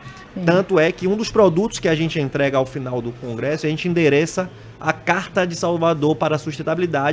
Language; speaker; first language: Portuguese; native; Portuguese